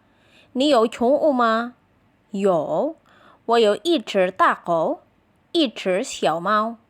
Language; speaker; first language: Chinese; non-native, fluent; Indonesian